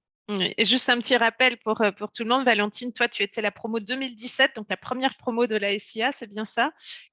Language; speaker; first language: French; native; French